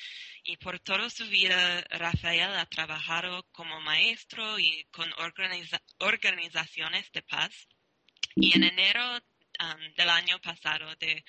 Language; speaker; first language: Spanish; non-native, learner; English